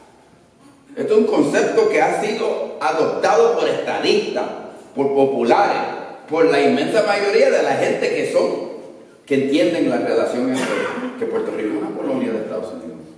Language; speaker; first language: Spanish; early bilingual, other home language; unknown